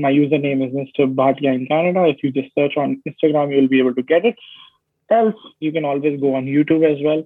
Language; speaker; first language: English; non-native, local second language; Hindi